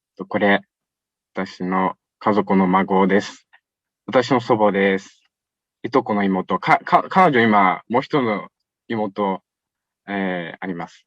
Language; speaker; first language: Japanese; non-native, fluent; Uyghur